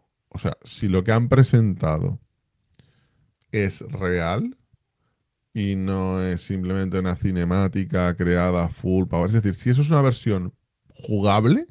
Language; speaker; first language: Spanish; native; Spanish